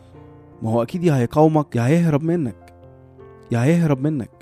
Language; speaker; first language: Arabic; native; Arabic